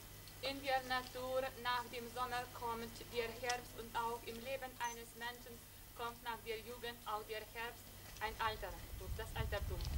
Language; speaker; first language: German; non-native, fluent; Lithuanian